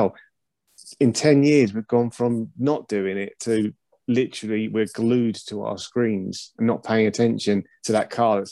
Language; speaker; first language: English; native; English